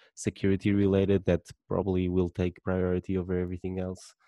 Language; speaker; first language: English; non-native, fluent; Portuguese